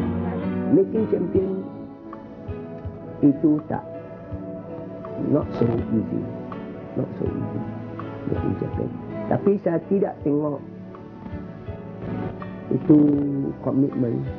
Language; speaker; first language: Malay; non-native, local second language; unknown